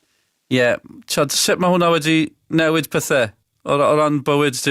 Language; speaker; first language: Welsh; native; Welsh